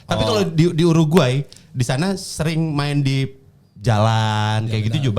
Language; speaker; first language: Indonesian; native; Indonesian